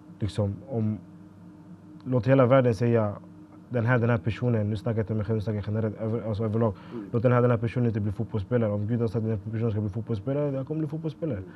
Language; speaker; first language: Swedish; early bilingual, other home language; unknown